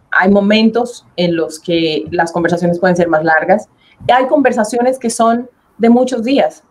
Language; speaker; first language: Spanish; native; Spanish